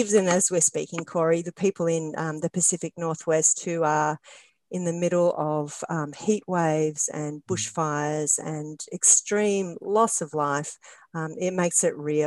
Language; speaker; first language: English; native; English